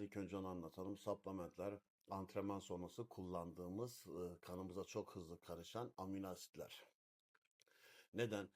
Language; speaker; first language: Turkish; native; Turkish